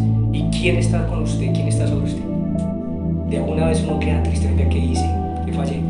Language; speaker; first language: Spanish; native; Spanish